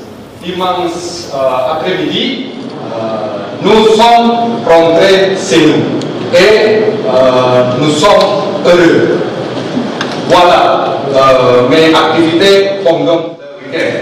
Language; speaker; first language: French; non-native, learner; Indonesian